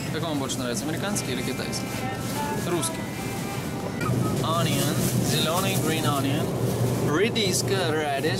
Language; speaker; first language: Russian; native; Russian